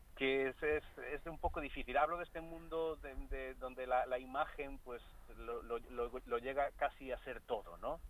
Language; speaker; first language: Spanish; non-native, local second language; Galician